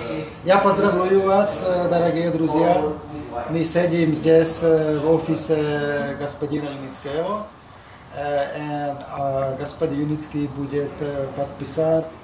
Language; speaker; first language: Russian; non-native, learner; Slovak